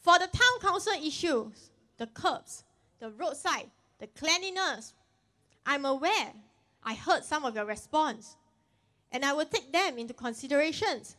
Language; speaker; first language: English; non-native, local second language; Chinese